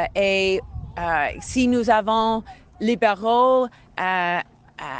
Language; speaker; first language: French; non-native, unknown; English